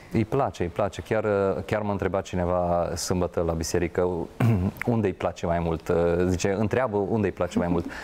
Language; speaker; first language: Romanian; non-native, local second language; Hungarian